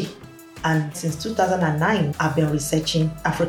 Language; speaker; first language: English; non-native, local second language; Yoruba